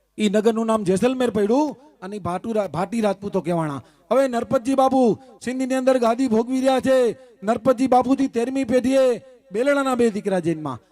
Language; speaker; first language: Gujarati; non-native, local second language; Kachhi